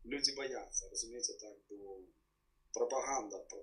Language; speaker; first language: Russian; non-native, local second language; Belarusian